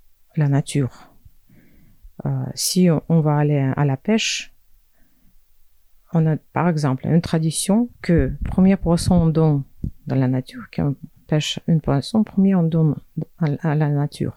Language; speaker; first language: French; non-native, fluent; Russian